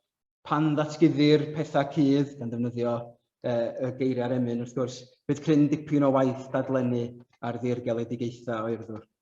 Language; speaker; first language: Welsh; native; Welsh